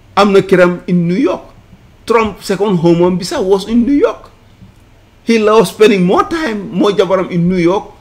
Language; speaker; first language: English; non-native, local second language; Wolof